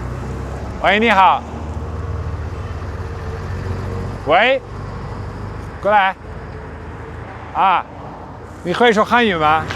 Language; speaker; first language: Chinese; non-native, fluent; Dutch